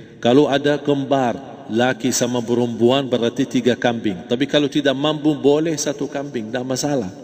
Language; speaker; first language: Malay; non-native, fluent; Arabic